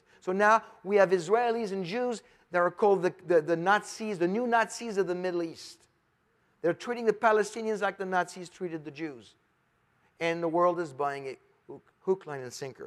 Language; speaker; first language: English; non-native, fluent; French